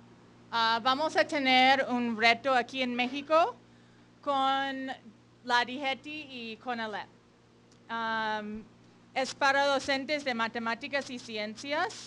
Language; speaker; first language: Spanish; non-native, fluent; English